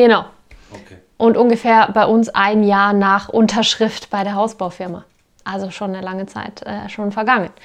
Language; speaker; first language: German; native; German